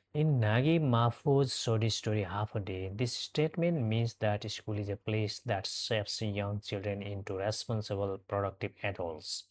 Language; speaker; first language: English; non-native, local second language; Nepali